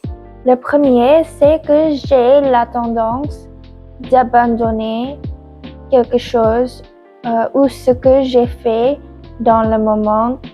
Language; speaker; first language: French; non-native, learner; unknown